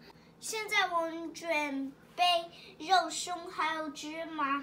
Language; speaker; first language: Chinese; early bilingual, heritage; Chinese